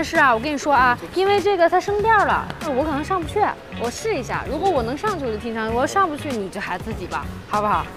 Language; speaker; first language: Chinese; native; Chinese